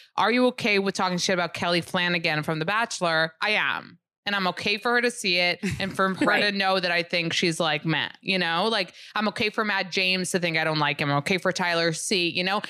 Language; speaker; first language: English; early bilingual, other home language; Hebrew